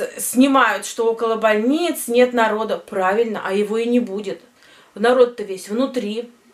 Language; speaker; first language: Russian; native; Russian